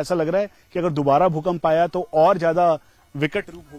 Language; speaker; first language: Hindi; native; Hindi